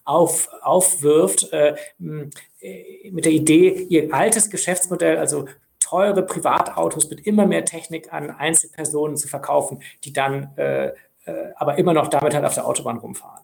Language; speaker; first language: German; native; German